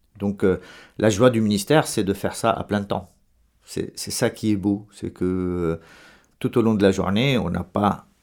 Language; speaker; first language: French; non-native, local second language; Arabic